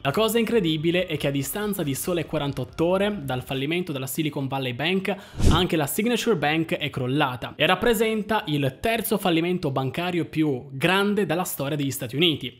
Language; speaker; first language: Italian; native; Italian